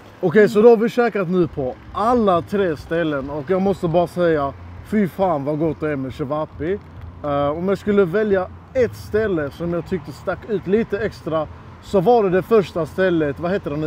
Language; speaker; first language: Swedish; native; Swedish